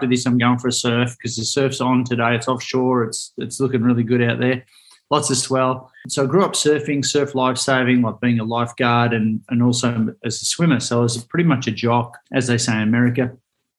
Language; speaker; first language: English; native; English